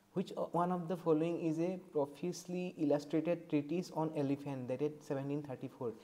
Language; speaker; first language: English; non-native, local second language; Assamese